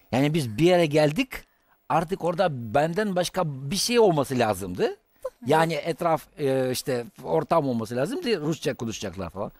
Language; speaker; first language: Turkish; non-native, fluent; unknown